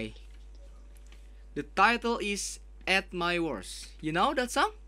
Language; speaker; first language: English; non-native, learner; Indonesian